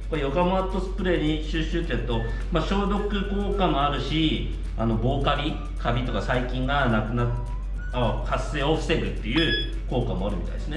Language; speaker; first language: Japanese; native; Japanese